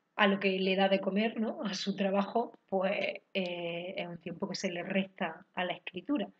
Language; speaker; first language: Spanish; native; Spanish